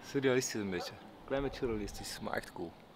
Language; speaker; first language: Dutch; native; Dutch